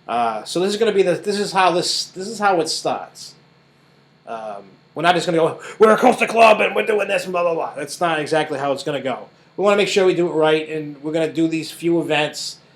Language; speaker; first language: English; native; English